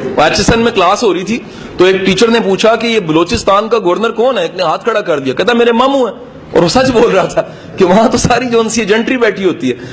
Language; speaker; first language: Urdu; non-native, local second language; Punjabi